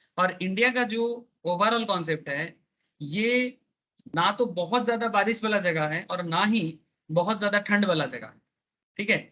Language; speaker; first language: Hindi; non-native, local second language; Bangla